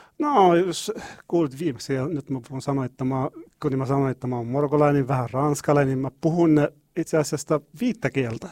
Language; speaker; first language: Finnish; non-native, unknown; Arabic